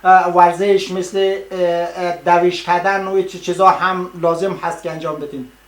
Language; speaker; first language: Persian; native; Persian